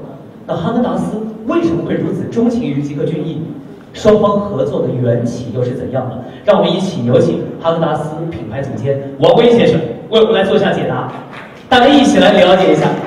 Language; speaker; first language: Chinese; native; Chinese